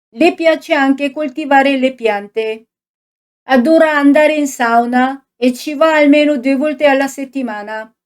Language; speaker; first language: Italian; non-native, fluent; Korean